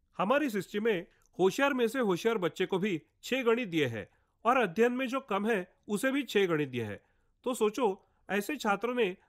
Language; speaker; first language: Hindi; non-native, local second language; Marathi